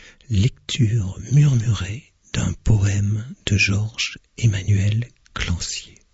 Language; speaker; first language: French; native; French